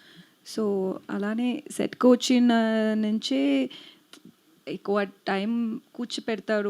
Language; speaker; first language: Telugu; non-native, learner; Tamil